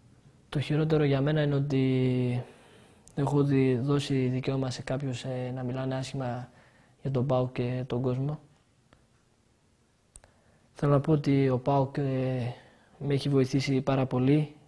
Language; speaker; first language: Greek; early bilingual, other home language; Albanian